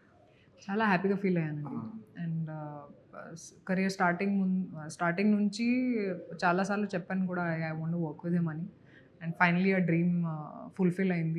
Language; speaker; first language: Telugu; non-native, local second language; Hindi